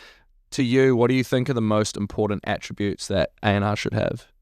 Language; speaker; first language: English; native; English